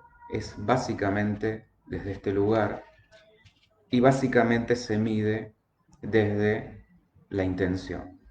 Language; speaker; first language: Spanish; native; Spanish